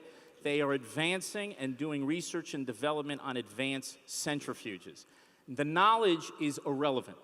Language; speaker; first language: English; native; English